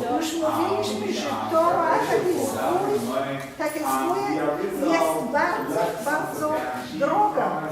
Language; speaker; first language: Polish; non-native, fluent; Hebrew